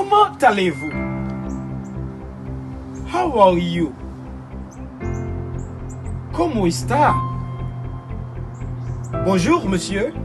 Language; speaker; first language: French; non-native, local second language; Haitian Creole